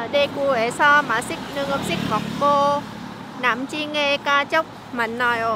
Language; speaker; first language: Korean; non-native, learner; Vietnamese